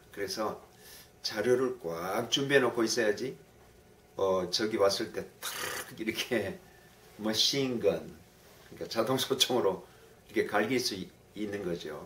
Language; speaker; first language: Korean; native; Korean